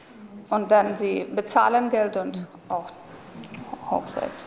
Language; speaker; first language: German; non-native, learner; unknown